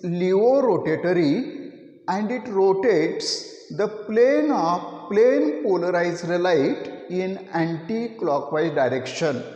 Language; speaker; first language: English; non-native, local second language; Marathi